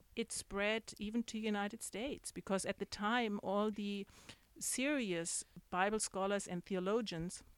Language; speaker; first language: English; non-native, fluent; German